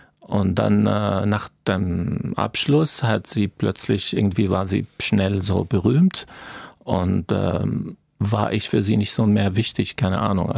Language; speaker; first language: German; non-native, fluent; Arabic